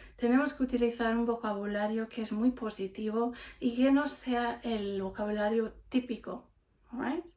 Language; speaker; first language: Spanish; non-native, fluent; English